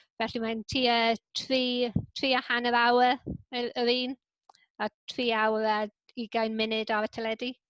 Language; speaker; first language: Welsh; non-native, local second language; English